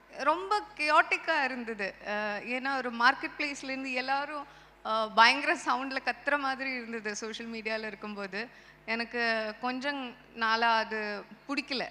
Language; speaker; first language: Tamil; non-native, local second language; Malayalam